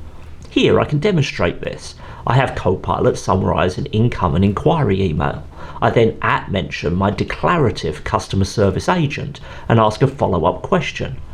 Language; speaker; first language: English; native; English